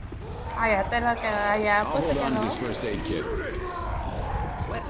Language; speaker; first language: Spanish; native; Spanish